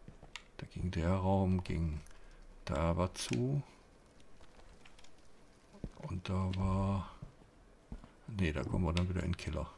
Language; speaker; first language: German; native; German